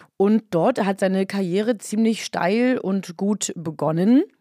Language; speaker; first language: German; native; German